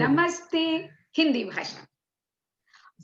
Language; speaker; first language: Hindi; native; Hindi